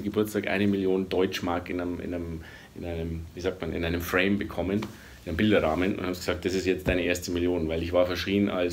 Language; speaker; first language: German; native; German